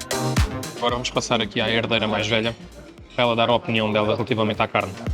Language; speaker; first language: Portuguese; native; Portuguese